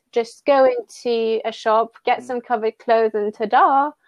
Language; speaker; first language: English; early bilingual, other home language; Persian